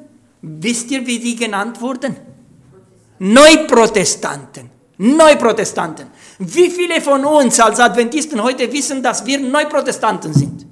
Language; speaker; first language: German; non-native, fluent; Romanian